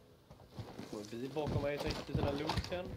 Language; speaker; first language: Swedish; native; Swedish